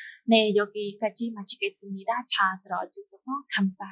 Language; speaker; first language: Korean; non-native, fluent; Khmer